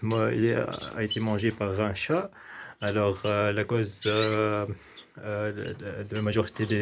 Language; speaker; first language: French; non-native, local second language; Arabic